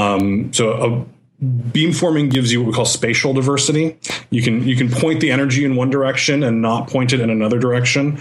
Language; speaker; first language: English; native; English